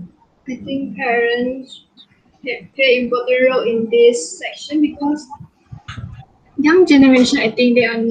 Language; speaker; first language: English; non-native, local second language; Malay